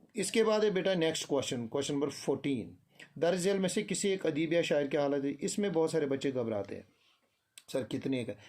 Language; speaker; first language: Urdu; non-native, local second language; Kashmiri